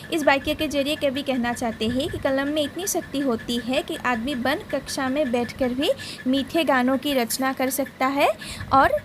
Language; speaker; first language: Hindi; non-native, local second language; Assamese